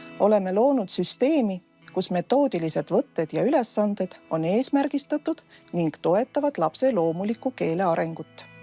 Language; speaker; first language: Estonian; non-native, local second language; Russian